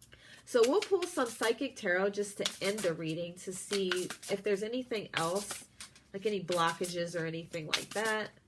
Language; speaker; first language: English; native; English